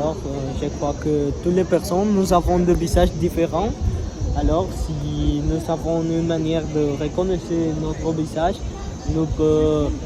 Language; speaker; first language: French; non-native, learner; Spanish